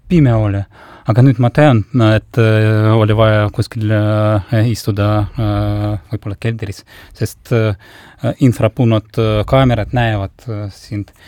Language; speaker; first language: Estonian; non-native, local second language; Russian